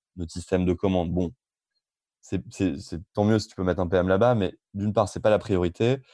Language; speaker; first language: French; native; French